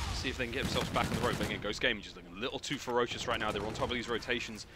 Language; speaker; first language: English; native; English